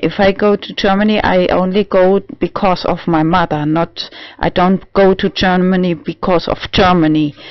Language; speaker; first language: English; non-native, learner; German